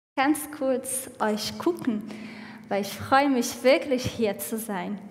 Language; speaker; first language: German; non-native, fluent; Portuguese